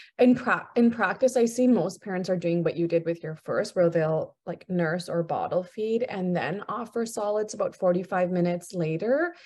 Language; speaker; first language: English; early bilingual, other home language; Punjabi